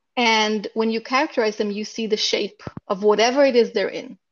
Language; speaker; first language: English; non-native, fluent; Hebrew